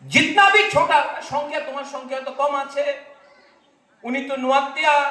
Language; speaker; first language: Hindi; non-native, local second language; Kok Borok